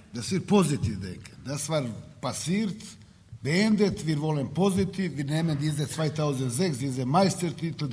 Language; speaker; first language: German; non-native, learner; Serbian